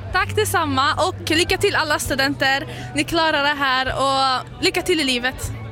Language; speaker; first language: Swedish; early bilingual, other home language; Arabic